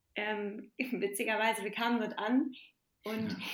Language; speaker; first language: German; native; German